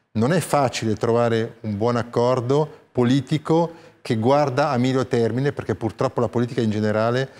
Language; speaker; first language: Italian; native; Italian